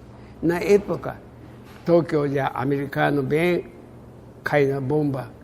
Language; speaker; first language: Portuguese; non-native, learner; Japanese